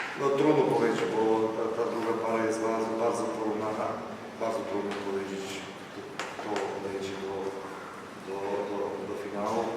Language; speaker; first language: Polish; non-native, fluent; Slovenian